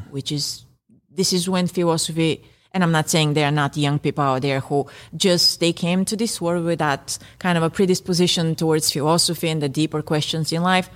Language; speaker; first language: English; non-native, fluent; Bulgarian